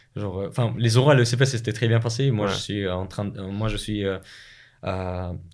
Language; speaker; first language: French; non-native, fluent; Russian